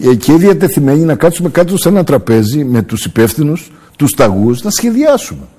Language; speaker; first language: Greek; early bilingual, heritage; Greek